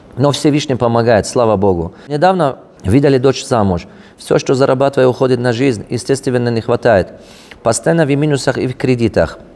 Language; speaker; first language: Russian; non-native, local second language; Tajik